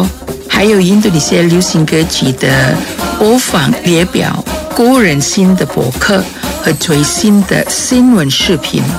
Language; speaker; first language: Chinese; early bilingual, heritage; Chinese